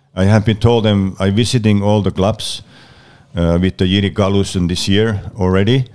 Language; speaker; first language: English; non-native, learner; Finnish